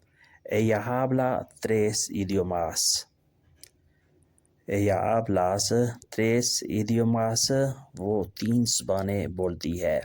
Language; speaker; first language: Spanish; non-native, learner; Urdu